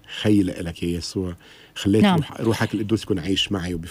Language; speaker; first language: Arabic; native; Arabic